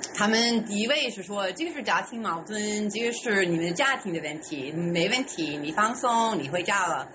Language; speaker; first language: Chinese; non-native, fluent; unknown